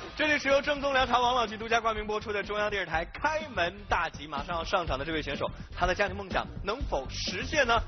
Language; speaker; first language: Chinese; non-native, local second language; Uyghur